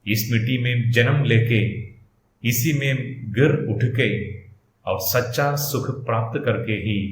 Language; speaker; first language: Hindi; non-native, local second language; Malayalam